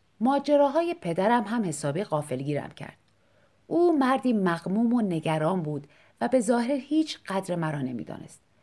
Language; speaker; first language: Persian; native; Persian